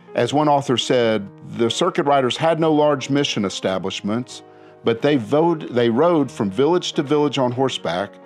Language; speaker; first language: English; native; English